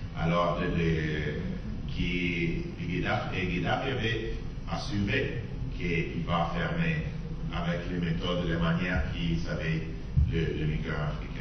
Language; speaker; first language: French; non-native, fluent; Italian